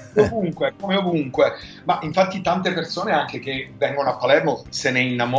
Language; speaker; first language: Italian; native; Italian